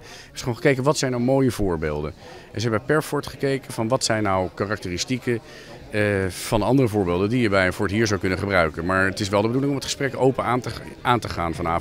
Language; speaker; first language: Dutch; native; Dutch